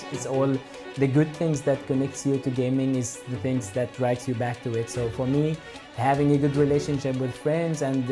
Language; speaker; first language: English; non-native, fluent; Arabic